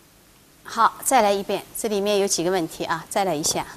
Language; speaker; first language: Chinese; native; Chinese